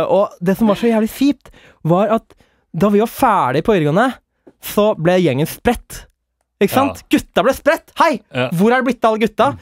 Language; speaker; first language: Norwegian; native; Norwegian